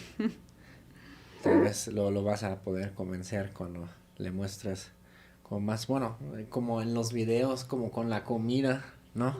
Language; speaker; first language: Spanish; non-native, fluent; German